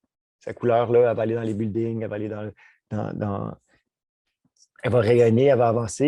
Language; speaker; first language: French; native; French